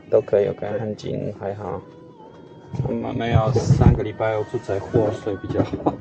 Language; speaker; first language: Chinese; non-native, fluent; Polish